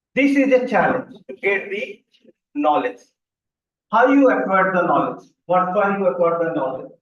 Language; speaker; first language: English; non-native, local second language; Hindi